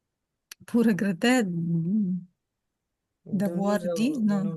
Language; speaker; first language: French; non-native, learner; Ukrainian